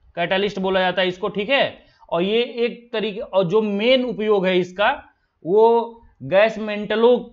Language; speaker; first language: Hindi; native; Hindi